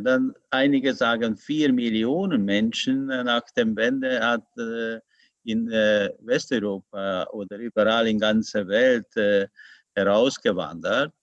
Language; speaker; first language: German; non-native, learner; Hungarian